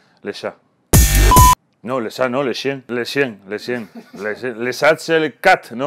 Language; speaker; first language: French; non-native, learner; Spanish